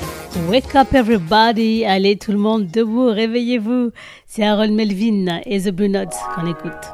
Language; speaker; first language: French; native; French